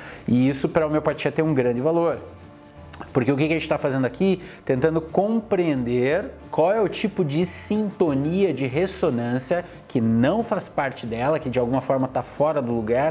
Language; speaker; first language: Portuguese; native; Portuguese